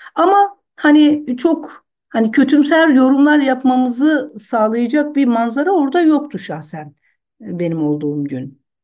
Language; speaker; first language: Turkish; non-native, local second language; Zaza